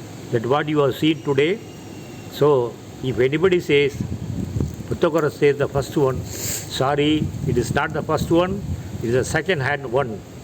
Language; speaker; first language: English; non-native, local second language; Tamil